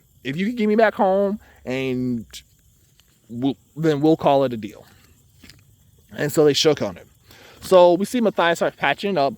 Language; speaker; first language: English; native; English